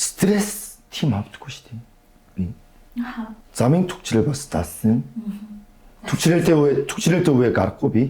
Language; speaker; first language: Mongolian; non-native, fluent; Korean